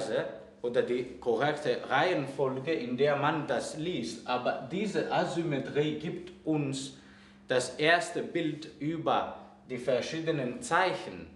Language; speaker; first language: German; non-native, fluent; Greek